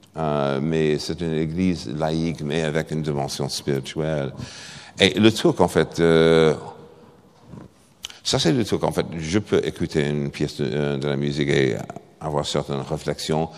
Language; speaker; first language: French; non-native, fluent; English